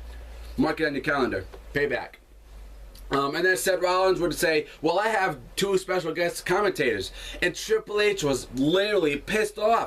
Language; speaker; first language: English; native; English